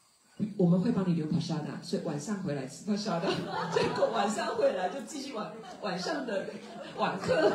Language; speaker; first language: Chinese; native; Chinese